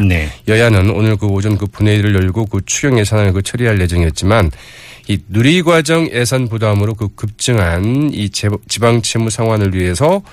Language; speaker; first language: Korean; native; Korean